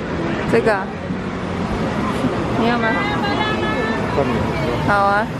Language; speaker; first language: Chinese; non-native, learner; Filipino